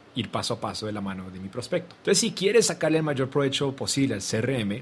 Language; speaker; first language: Spanish; native; Spanish